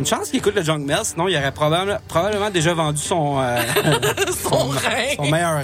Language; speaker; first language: French; native; French